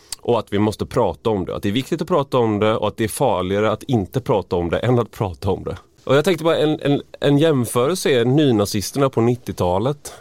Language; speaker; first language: Swedish; native; Swedish